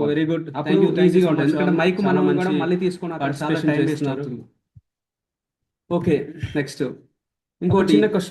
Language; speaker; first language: Telugu; native; Telugu